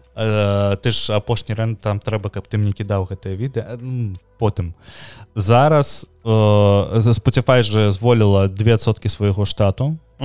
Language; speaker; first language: Belarusian; non-native, local second language; Russian